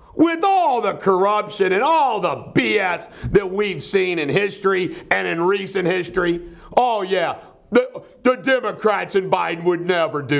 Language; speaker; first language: English; native; English